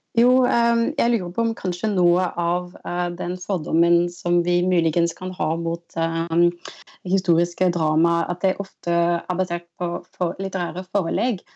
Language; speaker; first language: Norwegian; non-native, fluent; French